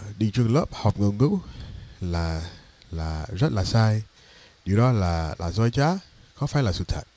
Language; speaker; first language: Vietnamese; non-native, learner; English